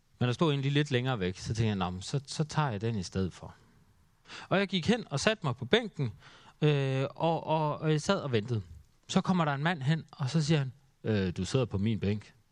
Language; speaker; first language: Danish; native; Danish